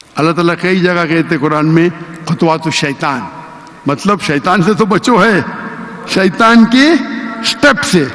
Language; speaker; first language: Urdu; non-native, local second language; Konkani